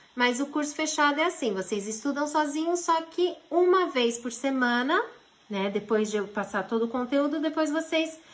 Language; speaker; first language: Portuguese; early bilingual, heritage; Japanese